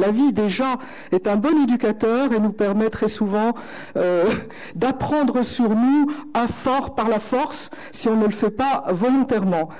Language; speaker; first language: French; native; French